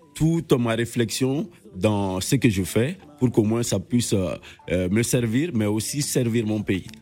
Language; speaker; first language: French; non-native, local second language; Bambara